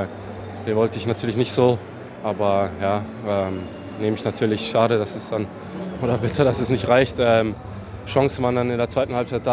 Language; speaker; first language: German; native; German